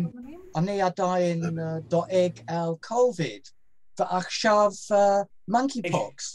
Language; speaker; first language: Hebrew; non-native, learner; English